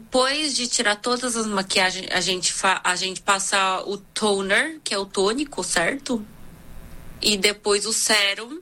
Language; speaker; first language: Portuguese; early bilingual, other home language; Korean